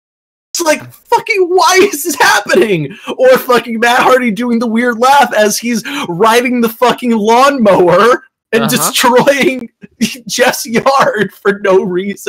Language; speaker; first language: English; native; English